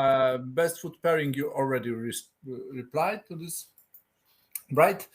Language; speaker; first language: English; non-native, fluent; Polish